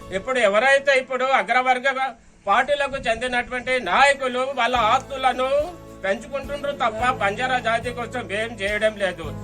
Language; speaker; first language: Telugu; non-native, local second language; Lambadi